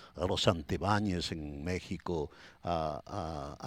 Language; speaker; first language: Spanish; native; Spanish